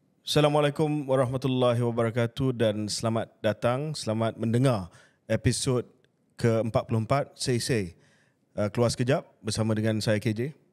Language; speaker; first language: Malay; native; Malay